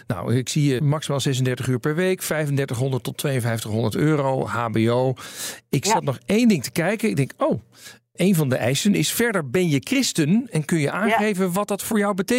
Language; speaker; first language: Dutch; native; Dutch